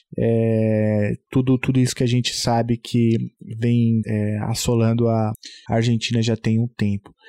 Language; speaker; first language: Portuguese; native; Portuguese